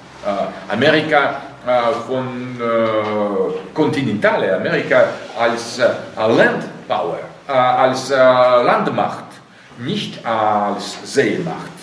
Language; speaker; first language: German; non-native, learner; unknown